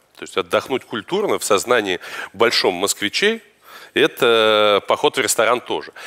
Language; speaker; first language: Russian; native; Russian